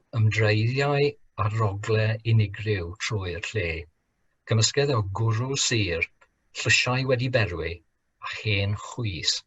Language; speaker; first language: Welsh; non-native, fluent; English